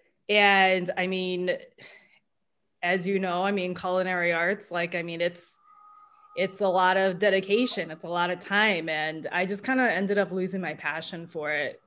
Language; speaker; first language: English; native; English